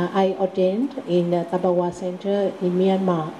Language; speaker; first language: English; non-native, learner; Vietnamese